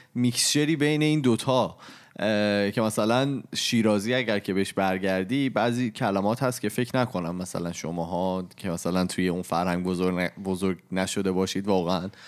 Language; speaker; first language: Persian; native; Persian